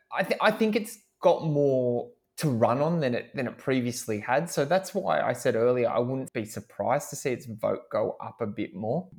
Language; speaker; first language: English; native; English